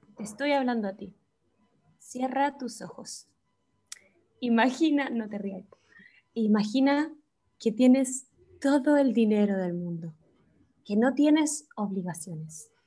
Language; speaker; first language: Spanish; native; Spanish